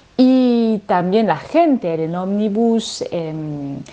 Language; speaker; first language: Spanish; non-native, fluent; French